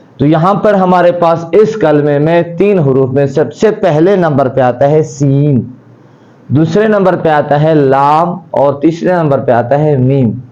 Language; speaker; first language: Urdu; native; Urdu